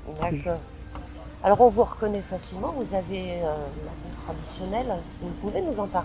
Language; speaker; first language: French; native; French